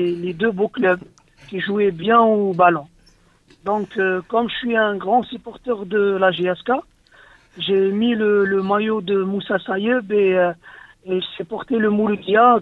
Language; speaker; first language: French; non-native, local second language; Arabic